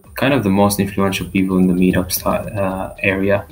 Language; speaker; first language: English; non-native, fluent; Albanian